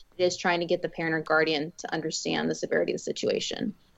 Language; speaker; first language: English; early bilingual, other home language; Spanish